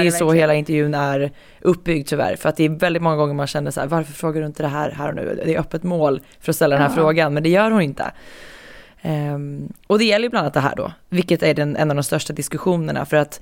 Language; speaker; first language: Swedish; native; Swedish